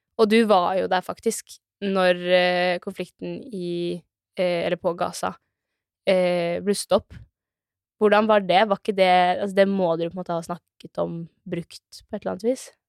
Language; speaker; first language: Norwegian; native; Norwegian